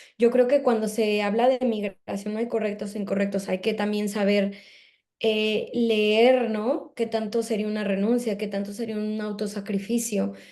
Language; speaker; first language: Spanish; native; Spanish